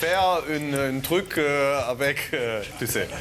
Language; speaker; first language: French; non-native, learner; German